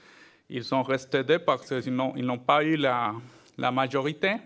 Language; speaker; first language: French; non-native, fluent; Spanish